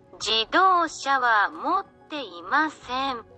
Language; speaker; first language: Japanese; non-native, learner; English